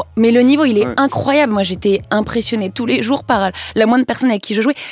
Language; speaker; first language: French; native; French